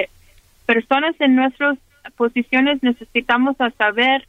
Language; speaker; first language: Spanish; early bilingual, heritage; Spanish